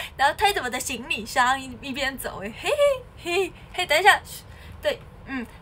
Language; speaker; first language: Chinese; native; Chinese